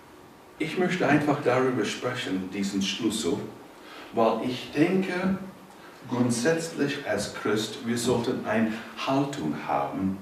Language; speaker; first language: German; non-native, fluent; English